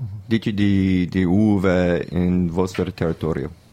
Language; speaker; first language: Italian; non-native, learner; English